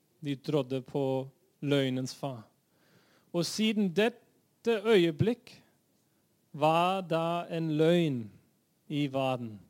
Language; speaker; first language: Norwegian; non-native, fluent; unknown